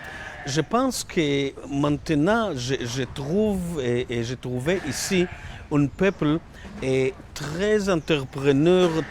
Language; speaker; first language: French; non-native, learner; Hebrew